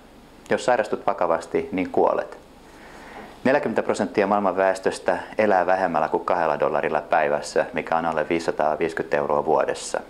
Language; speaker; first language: Finnish; native; Finnish